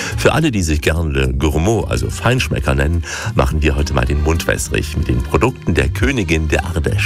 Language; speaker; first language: German; native; German